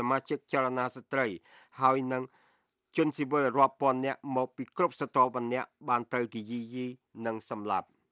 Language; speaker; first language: Khmer; native; Khmer